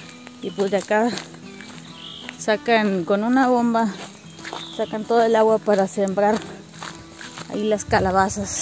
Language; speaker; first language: Spanish; native; Spanish